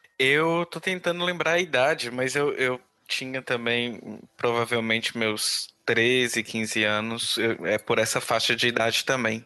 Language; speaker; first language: Portuguese; native; Portuguese